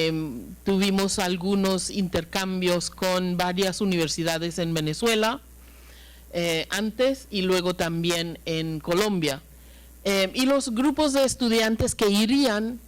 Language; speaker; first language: Spanish; non-native, fluent; English